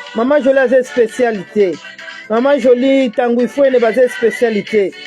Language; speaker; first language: French; non-native, local second language; Lingala